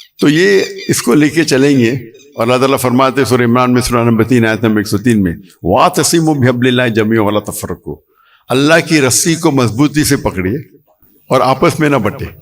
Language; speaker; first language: Urdu; non-native, local second language; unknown